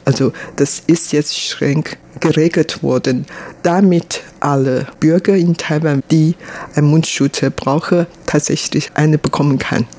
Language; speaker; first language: German; non-native, fluent; Chinese